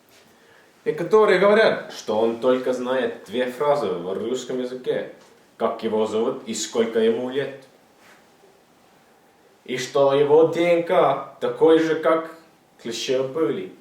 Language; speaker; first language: Russian; non-native, learner; Estonian